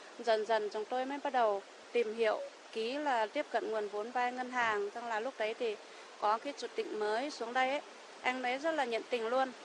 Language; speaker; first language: Vietnamese; non-native, local second language; Iu Mien